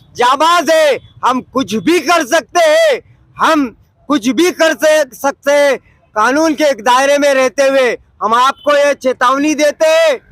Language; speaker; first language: Hindi; non-native, local second language; Urdu